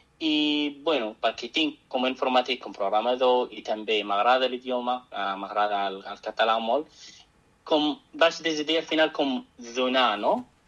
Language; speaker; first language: Catalan; non-native, fluent; Arabic